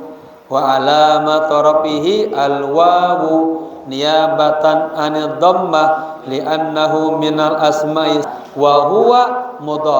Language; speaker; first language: Arabic; non-native, fluent; Indonesian